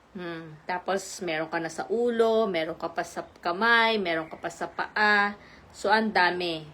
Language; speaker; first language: Filipino; non-native, local second language; Iloko